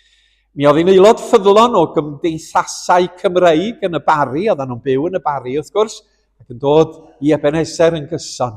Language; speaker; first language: Welsh; native; Welsh